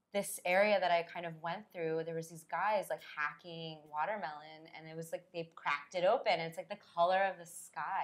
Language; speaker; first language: English; native; English